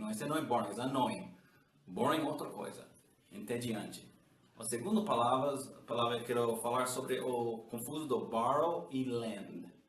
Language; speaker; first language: Portuguese; non-native, learner; English